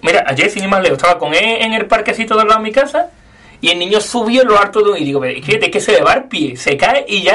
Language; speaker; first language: Spanish; native; Spanish